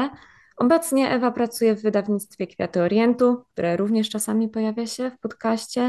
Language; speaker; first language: Polish; native; Polish